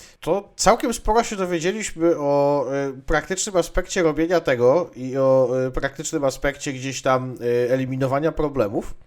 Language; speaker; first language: Polish; native; Polish